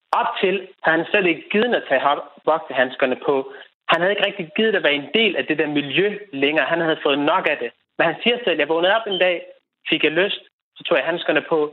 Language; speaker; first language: Danish; native; Danish